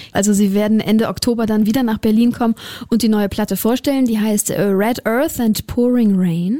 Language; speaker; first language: German; native; German